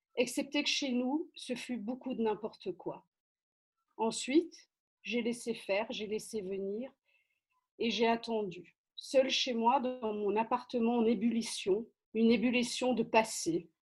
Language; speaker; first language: French; native; French